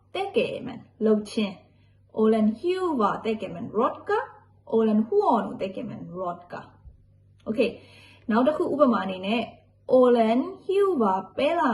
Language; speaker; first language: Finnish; non-native, learner; Burmese